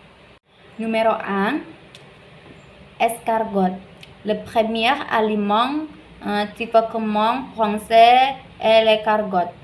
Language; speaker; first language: French; non-native, learner; Indonesian